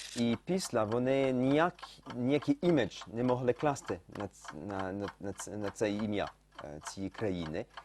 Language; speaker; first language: Ukrainian; early bilingual, heritage; Ukrainian